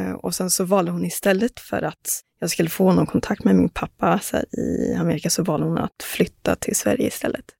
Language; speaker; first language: Swedish; early bilingual, other home language; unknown